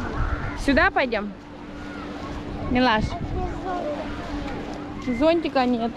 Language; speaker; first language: Russian; native; Russian